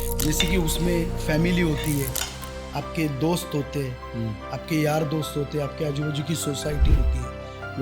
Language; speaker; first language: Hindi; non-native, local second language; Marathi